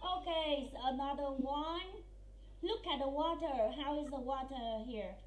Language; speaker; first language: English; non-native, fluent; Vietnamese